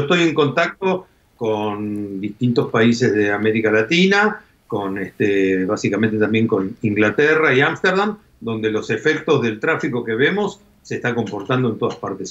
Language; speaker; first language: Spanish; native; Spanish